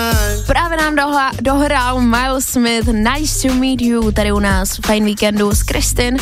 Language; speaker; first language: Czech; native; Czech